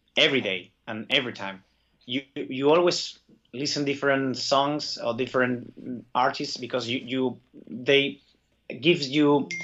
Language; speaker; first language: English; early bilingual, other home language; Basque